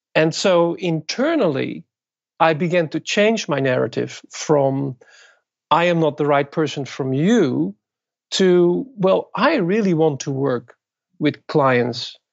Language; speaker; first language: English; non-native, fluent; Dutch